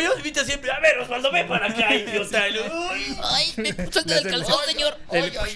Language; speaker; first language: Spanish; native; Spanish